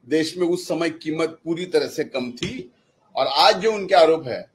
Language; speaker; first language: Hindi; non-native, local second language; Marathi